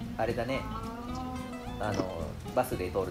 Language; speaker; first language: Japanese; native; Japanese